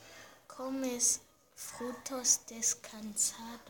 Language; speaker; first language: Spanish; early bilingual, heritage; Spanish